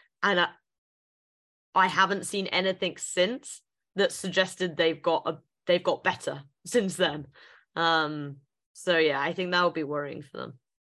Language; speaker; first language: English; native; English